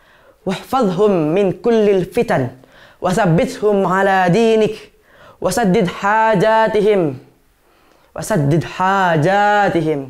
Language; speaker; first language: Arabic; non-native, learner; Indonesian